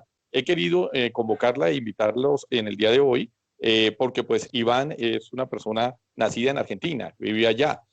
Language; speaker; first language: Spanish; native; Spanish